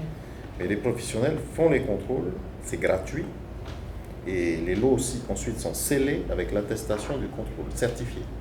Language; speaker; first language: French; native; French